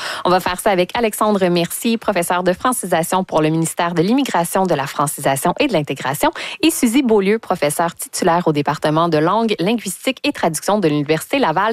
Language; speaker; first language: French; native; French